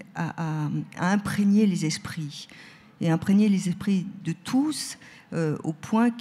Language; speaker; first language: French; native; French